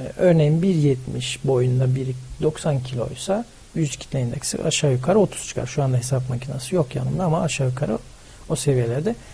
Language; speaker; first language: Turkish; early bilingual, heritage; Turkish